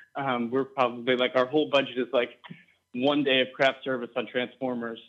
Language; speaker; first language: English; native; English